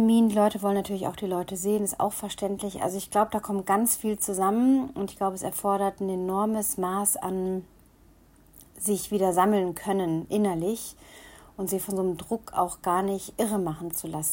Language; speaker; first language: German; native; German